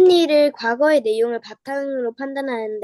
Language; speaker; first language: Korean; native; Korean